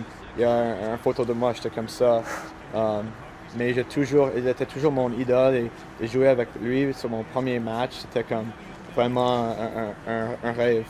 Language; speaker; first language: French; non-native, local second language; English